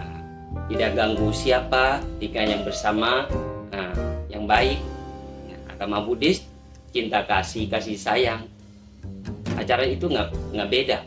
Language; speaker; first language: Indonesian; non-native, learner; Thai